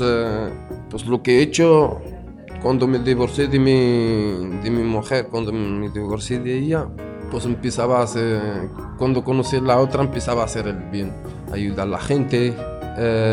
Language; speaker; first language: Spanish; non-native, fluent; Arabic